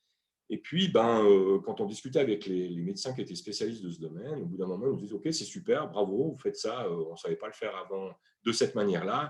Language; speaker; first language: French; native; French